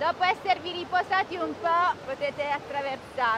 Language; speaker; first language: Italian; native; Italian